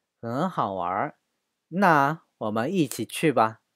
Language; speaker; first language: Chinese; non-native, fluent; Korean